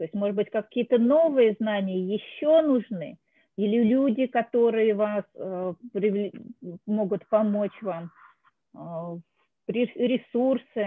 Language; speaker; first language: Russian; native; Russian